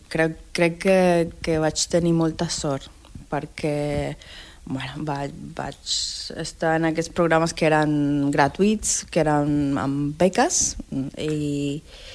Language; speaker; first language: Catalan; non-native, fluent; Spanish